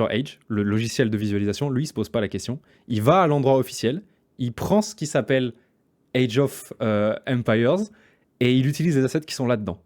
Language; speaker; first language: French; native; French